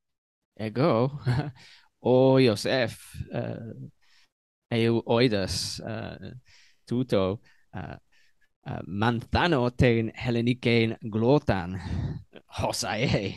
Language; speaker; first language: Greek; non-native, learner; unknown